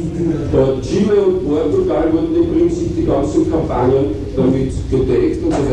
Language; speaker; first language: German; native; German